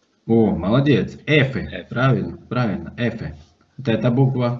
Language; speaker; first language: Russian; non-native, fluent; Spanish